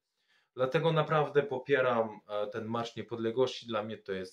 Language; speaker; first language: Polish; non-native, fluent; French